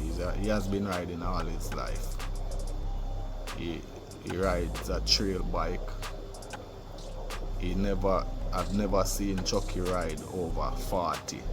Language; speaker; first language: English; native; English